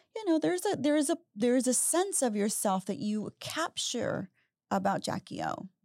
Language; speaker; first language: English; native; English